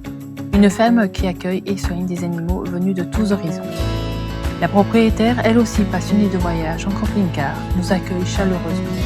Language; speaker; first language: French; native; French